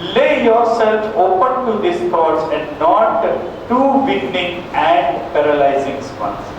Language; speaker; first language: English; non-native, local second language; Gujarati